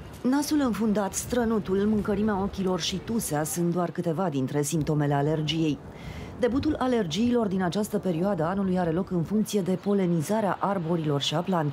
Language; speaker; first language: Romanian; native; Romanian